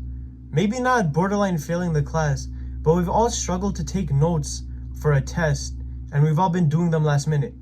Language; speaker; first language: English; native; English